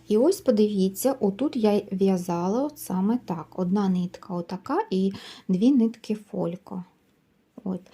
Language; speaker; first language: Ukrainian; native; Ukrainian